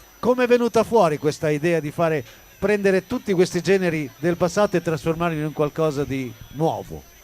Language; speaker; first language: Italian; native; Italian